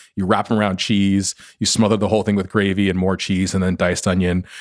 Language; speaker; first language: English; native; English